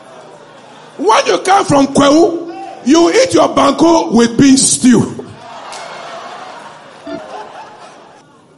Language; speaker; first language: English; non-native, local second language; Ewe